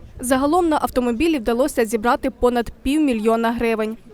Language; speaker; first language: Ukrainian; native; Ukrainian